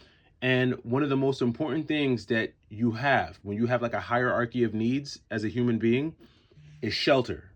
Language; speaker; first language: English; native; English